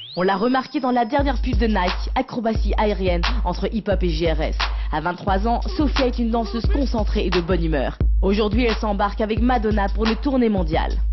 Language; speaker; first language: French; native; French